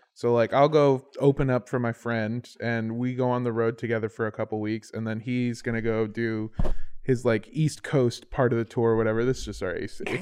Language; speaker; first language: English; native; English